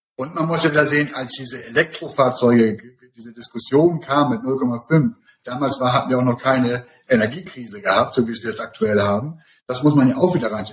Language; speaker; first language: German; native; German